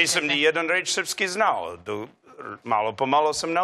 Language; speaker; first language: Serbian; non-native, learner; English